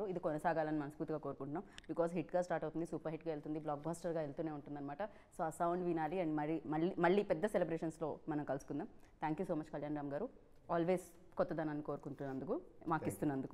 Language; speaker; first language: Telugu; native; Telugu